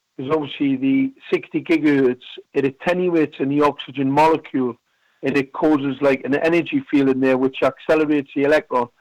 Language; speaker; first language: English; native; English